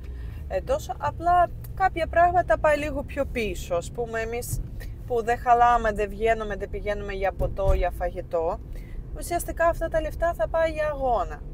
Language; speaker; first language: Greek; non-native, fluent; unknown